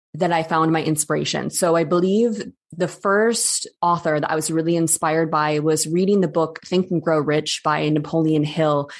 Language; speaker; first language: English; native; English